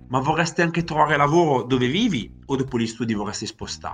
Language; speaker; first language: Italian; native; Italian